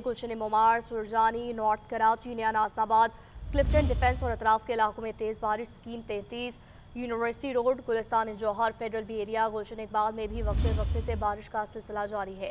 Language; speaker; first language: Urdu; native; Urdu